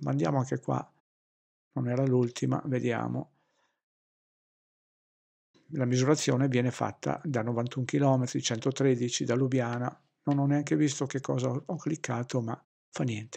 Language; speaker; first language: Italian; native; Italian